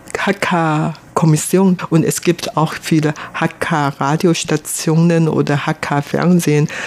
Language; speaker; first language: German; non-native, fluent; Hakka Chinese